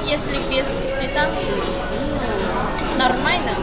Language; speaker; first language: Russian; non-native, learner; Chinese